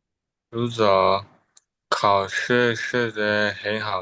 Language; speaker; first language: Chinese; non-native, learner; Burmese